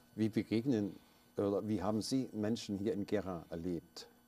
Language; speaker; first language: German; native; German